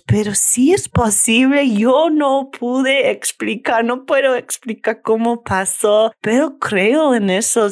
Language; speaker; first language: Spanish; non-native, learner; English